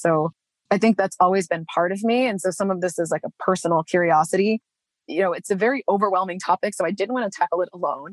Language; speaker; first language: English; native; English